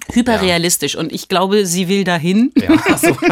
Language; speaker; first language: German; early bilingual, heritage; German